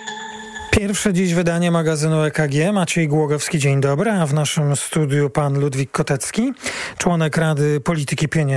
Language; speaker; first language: Polish; native; Polish